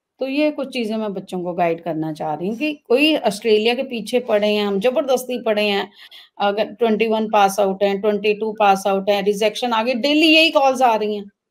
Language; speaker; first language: Hindi; non-native, local second language; Punjabi